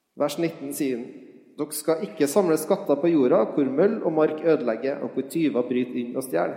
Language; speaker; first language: Norwegian; native; Norwegian